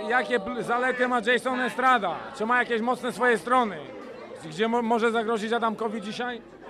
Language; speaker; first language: Polish; native; Polish